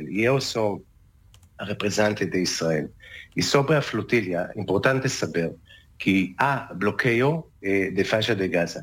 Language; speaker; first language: Portuguese; non-native, learner; Hebrew